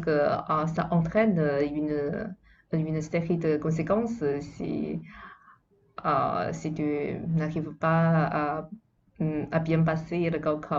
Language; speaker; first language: French; non-native, fluent; Chinese